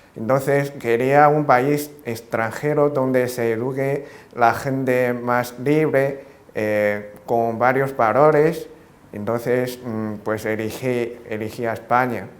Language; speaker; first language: Spanish; non-native, fluent; Chinese